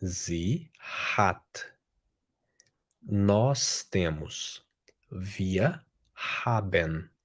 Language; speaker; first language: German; non-native, fluent; Portuguese